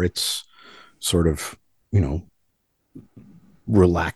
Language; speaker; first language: English; native; English